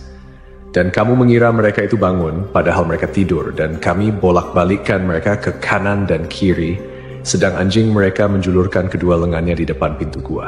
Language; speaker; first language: Indonesian; native; Indonesian